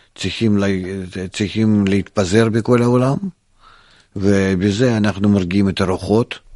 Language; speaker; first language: Hebrew; non-native, fluent; Russian